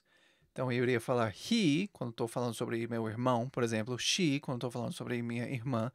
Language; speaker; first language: Portuguese; non-native, fluent; English